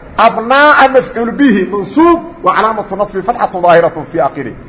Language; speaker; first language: Arabic; non-native, fluent; Somali